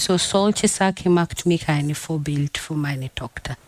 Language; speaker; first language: German; non-native, fluent; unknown